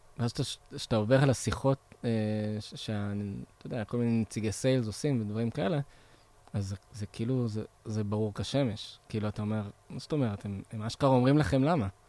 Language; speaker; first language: Hebrew; native; Hebrew